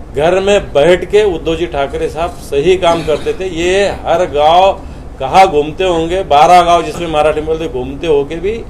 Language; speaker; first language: Hindi; non-native, local second language; Marathi